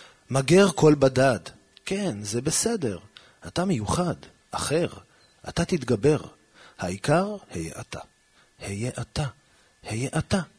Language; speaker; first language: Hebrew; early bilingual, heritage; Hebrew